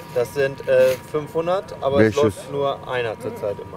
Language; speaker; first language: German; native; German